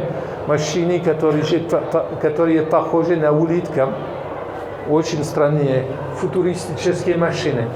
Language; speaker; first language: Russian; non-native, fluent; French